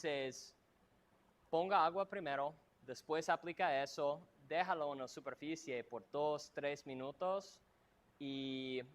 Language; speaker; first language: Spanish; non-native, fluent; English